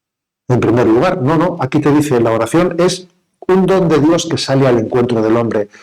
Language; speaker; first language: Spanish; native; Spanish